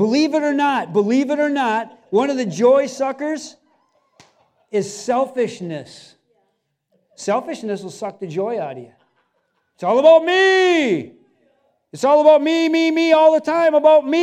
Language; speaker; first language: English; native; English